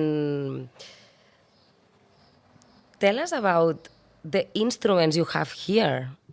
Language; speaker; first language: English; non-native, fluent; Catalan